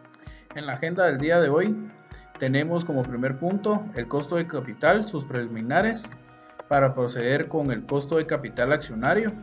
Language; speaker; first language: Spanish; native; Spanish